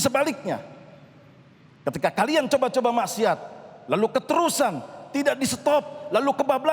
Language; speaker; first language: Indonesian; native; Indonesian